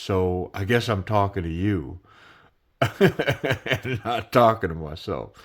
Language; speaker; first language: English; native; English